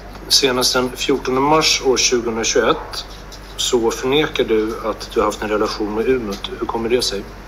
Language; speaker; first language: Swedish; native; Swedish